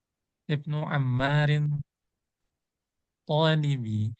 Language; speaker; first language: Arabic; non-native, learner; Indonesian